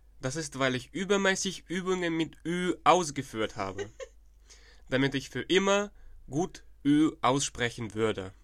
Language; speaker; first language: German; non-native, fluent; Ukrainian